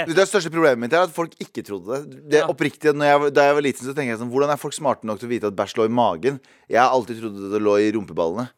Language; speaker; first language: Norwegian; early bilingual, other home language; Kurdish